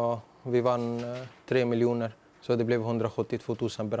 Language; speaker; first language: Swedish; non-native, learner; Arabic